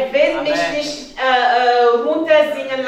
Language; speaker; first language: German; non-native, learner; French